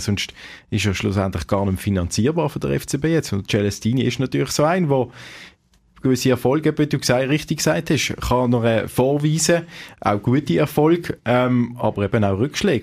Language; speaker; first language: German; native; German